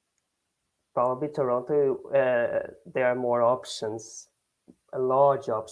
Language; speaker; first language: English; non-native, learner; Portuguese